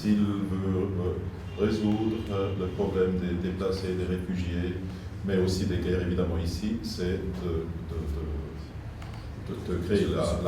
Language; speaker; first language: French; non-native, fluent; German